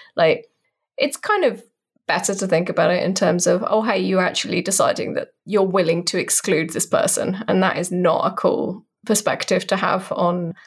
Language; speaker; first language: English; native; English